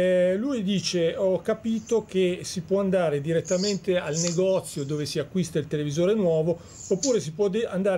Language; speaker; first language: Italian; native; Italian